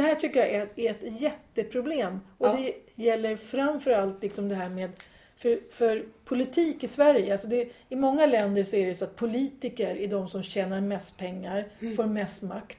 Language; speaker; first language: Swedish; native; Swedish